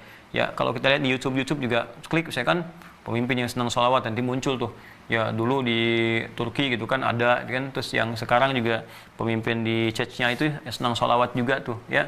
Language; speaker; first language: Indonesian; native; Indonesian